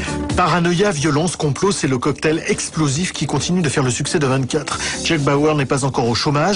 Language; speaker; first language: French; native; French